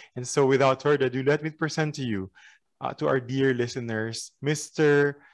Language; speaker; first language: English; non-native, local second language; Filipino